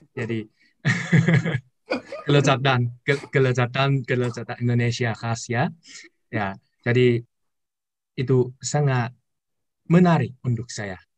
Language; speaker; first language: Indonesian; non-native, learner; Chinese